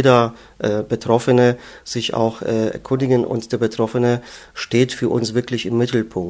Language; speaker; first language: German; native; German